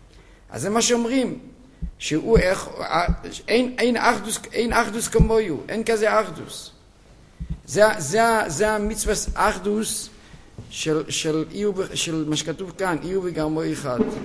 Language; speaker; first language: Hebrew; non-native, fluent; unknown